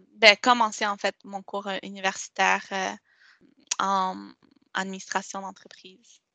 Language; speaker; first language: French; non-native, local second language; Spanish